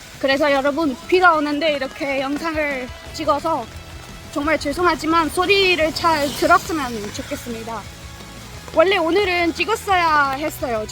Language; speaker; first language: Korean; non-native, fluent; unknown